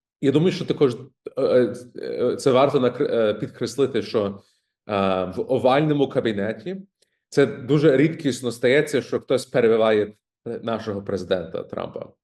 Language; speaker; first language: Ukrainian; early bilingual, heritage; Ukrainian